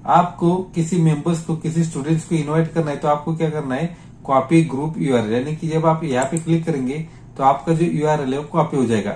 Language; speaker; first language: Hindi; non-native, local second language; Marathi